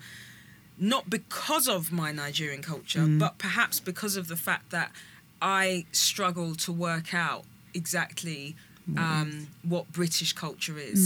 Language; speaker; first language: English; native; English